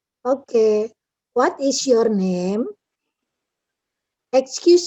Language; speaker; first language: English; non-native, learner; Indonesian